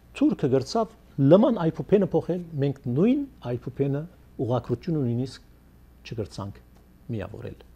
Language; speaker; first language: Armenian; early bilingual, heritage; Armenian